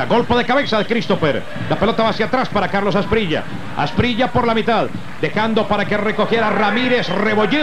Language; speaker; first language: Spanish; native; Spanish